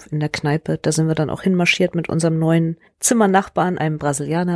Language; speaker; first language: German; native; German